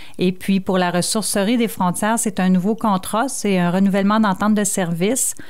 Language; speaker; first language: French; native; French